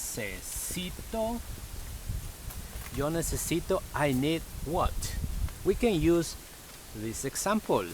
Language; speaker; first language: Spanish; non-native, fluent; English